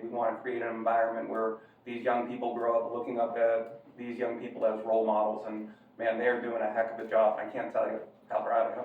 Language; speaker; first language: English; native; English